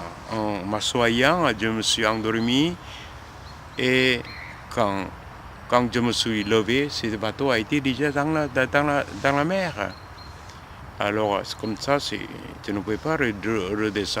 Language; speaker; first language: French; non-native, learner; Korean